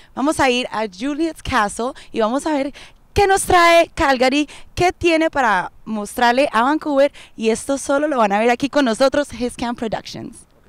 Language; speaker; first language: Spanish; native; Spanish